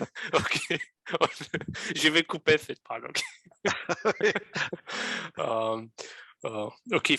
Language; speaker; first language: French; non-native, fluent; Romanian